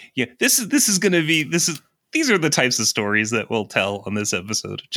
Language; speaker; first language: English; native; English